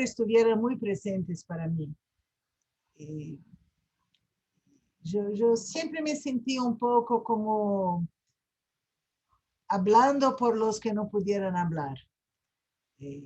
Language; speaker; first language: Spanish; non-native, fluent; Portuguese